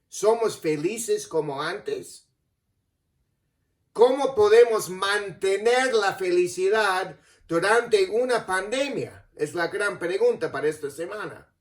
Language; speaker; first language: Spanish; non-native, fluent; English